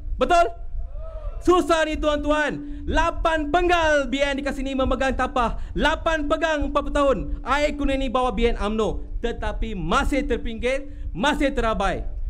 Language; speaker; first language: Malay; non-native, local second language; Tamil